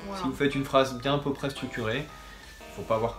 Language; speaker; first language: French; native; French